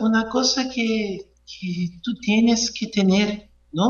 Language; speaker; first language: Spanish; non-native, fluent; Portuguese